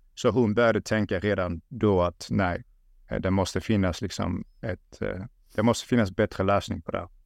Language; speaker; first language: Swedish; early bilingual, other home language; Russian